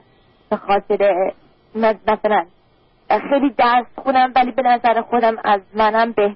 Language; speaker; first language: Persian; early bilingual, heritage; Persian